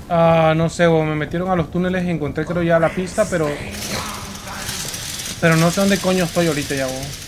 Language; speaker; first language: Spanish; native; Spanish